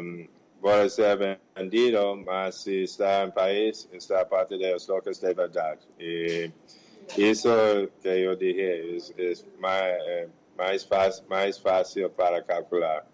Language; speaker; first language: Portuguese; non-native, fluent; English